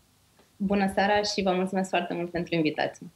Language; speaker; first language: Romanian; native; Romanian